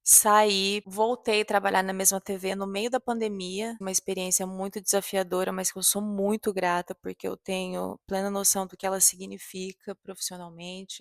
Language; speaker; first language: Portuguese; native; Portuguese